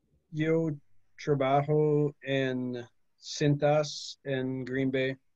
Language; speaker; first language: Spanish; non-native, learner; English